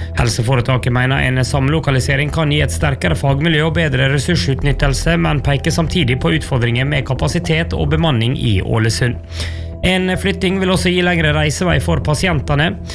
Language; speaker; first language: Norwegian; native; Norwegian